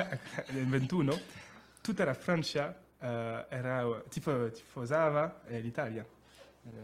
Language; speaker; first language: Italian; non-native, fluent; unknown